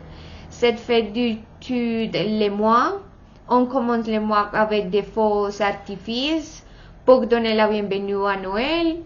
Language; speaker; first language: French; non-native, learner; Spanish